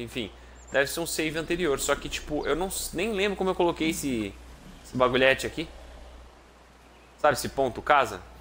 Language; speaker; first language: Portuguese; native; Portuguese